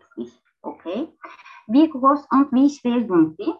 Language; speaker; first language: German; non-native, learner; Turkish